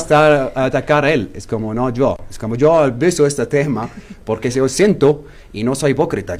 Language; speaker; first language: Spanish; non-native, learner; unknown